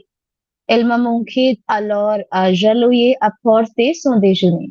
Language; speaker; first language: French; non-native, learner; Hindi